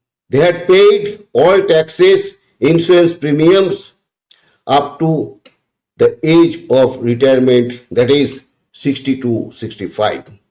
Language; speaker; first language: English; non-native, local second language; Bangla